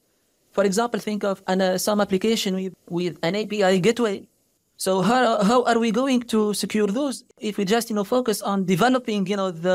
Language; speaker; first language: English; non-native, fluent; Arabic